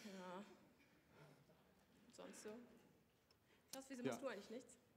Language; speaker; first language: German; native; German